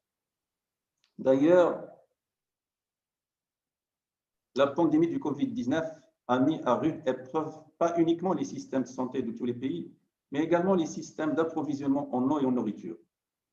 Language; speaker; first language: French; non-native, local second language; Arabic